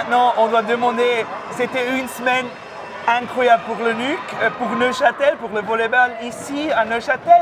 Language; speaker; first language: French; non-native, fluent; German